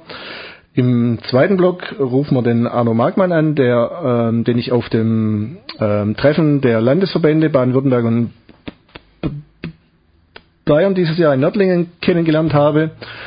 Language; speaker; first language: German; native; German